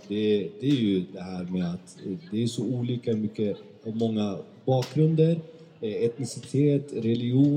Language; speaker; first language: Swedish; early bilingual, other home language; Turkish